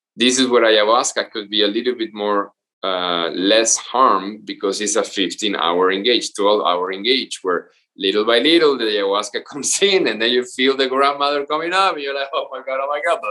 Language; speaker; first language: English; non-native, fluent; Spanish